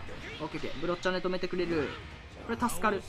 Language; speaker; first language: Japanese; native; Japanese